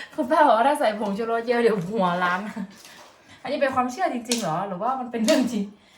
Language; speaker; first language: Thai; non-native, local second language; Karen languages